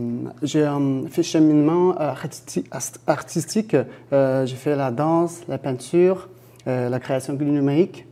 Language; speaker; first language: French; non-native, fluent; Chinese